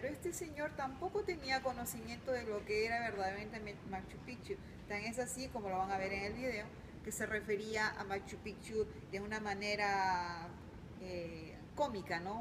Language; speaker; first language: Spanish; early bilingual, heritage; Spanish